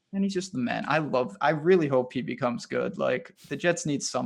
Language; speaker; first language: English; native; English